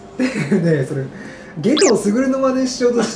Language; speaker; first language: Japanese; native; Japanese